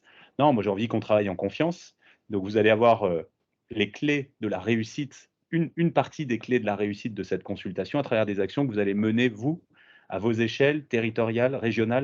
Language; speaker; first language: French; native; French